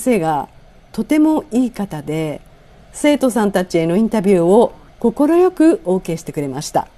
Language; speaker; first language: Japanese; native; Japanese